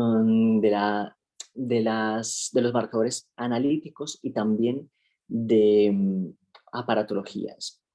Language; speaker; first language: Spanish; native; Spanish